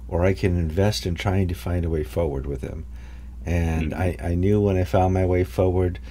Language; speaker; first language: English; native; English